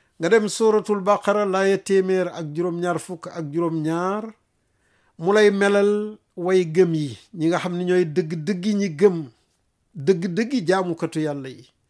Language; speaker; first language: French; non-native, local second language; Wolof